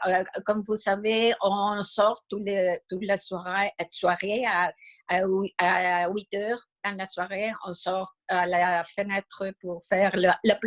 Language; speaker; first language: French; non-native, fluent; Spanish